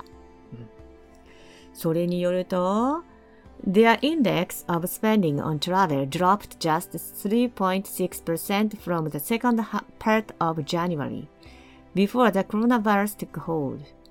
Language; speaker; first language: English; non-native, fluent; Japanese